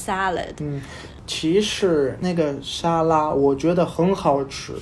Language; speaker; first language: Chinese; non-native, learner; Spanish